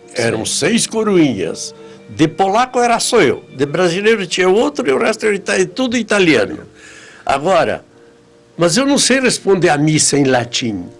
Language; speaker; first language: Portuguese; early bilingual, other home language; Polish